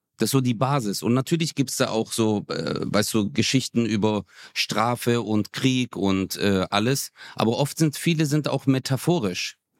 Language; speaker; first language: German; early bilingual, other home language; Turkish